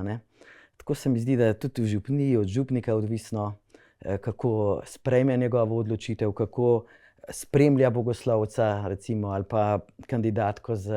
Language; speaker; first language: Slovenian; native; Slovenian